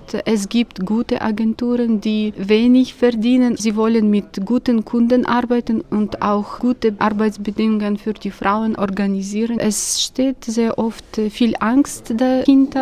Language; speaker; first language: German; non-native, fluent; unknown